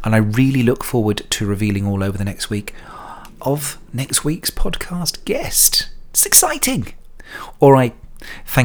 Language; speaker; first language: English; native; English